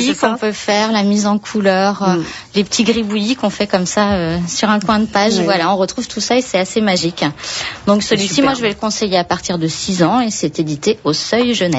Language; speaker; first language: French; native; French